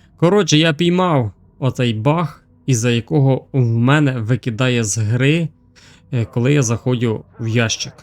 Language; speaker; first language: Ukrainian; native; Ukrainian